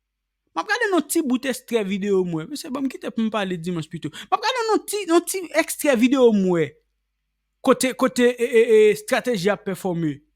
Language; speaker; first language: Haitian Creole; native; Haitian Creole